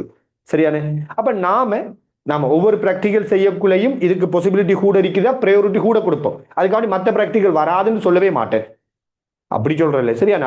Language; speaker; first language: Tamil; native; Tamil